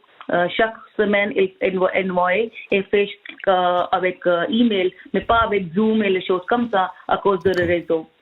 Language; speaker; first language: French; non-native, learner; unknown